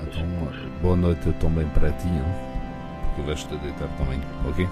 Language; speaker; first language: Portuguese; early bilingual, heritage; French